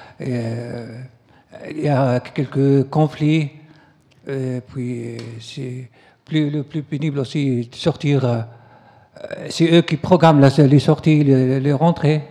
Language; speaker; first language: French; non-native, learner; Arabic